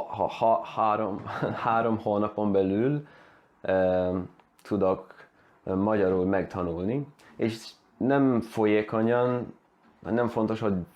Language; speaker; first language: Hungarian; non-native, learner; Swedish